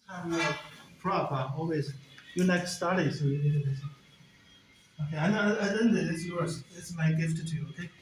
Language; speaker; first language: English; non-native, learner; Bangla